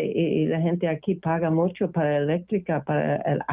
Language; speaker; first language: Spanish; non-native, learner; English